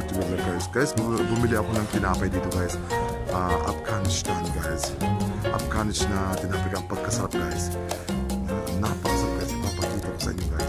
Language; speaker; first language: German; non-native, learner; Filipino